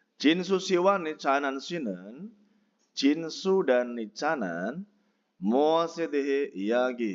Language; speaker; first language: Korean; non-native, fluent; Indonesian